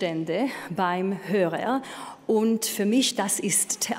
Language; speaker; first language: German; non-native, fluent; Hebrew